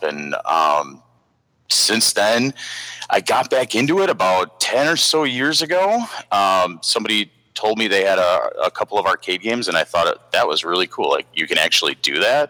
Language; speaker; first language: English; native; English